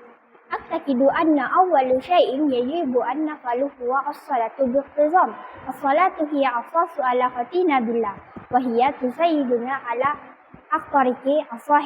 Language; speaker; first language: Arabic; non-native, learner; Malay